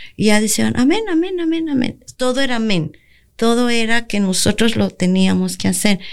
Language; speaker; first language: Spanish; native; Spanish